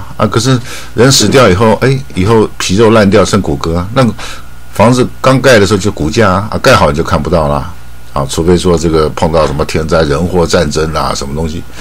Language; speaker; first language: Chinese; native; Chinese